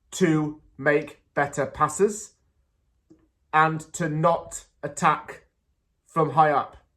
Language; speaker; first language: English; native; English